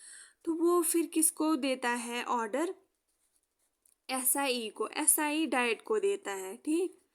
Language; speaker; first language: Hindi; native; Hindi